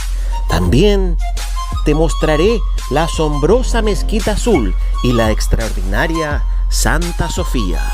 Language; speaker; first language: Spanish; native; Spanish